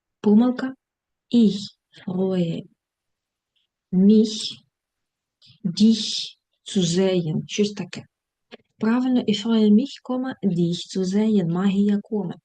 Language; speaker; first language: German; non-native, fluent; Ukrainian